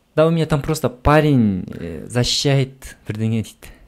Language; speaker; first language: Russian; non-native, local second language; Kazakh